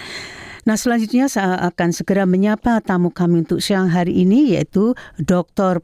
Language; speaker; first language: Indonesian; native; Indonesian